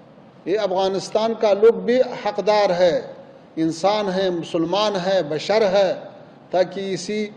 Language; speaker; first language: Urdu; non-native, fluent; Pashto